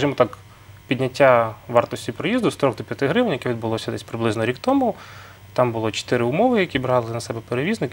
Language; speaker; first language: Ukrainian; native; Ukrainian